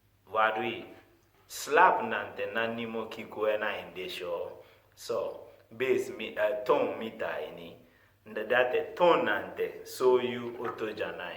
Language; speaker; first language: Japanese; non-native, fluent; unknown